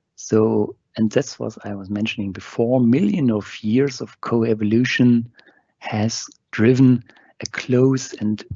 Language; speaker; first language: English; non-native, fluent; German